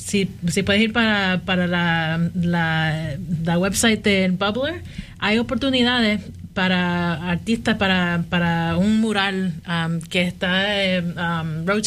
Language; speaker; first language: Spanish; early bilingual, heritage; Spanish